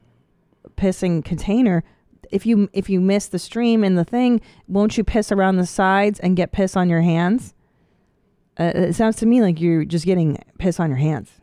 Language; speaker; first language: English; native; English